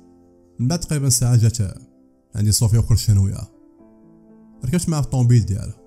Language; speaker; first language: Arabic; native; Arabic